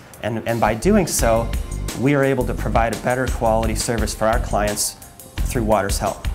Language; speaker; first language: English; native; English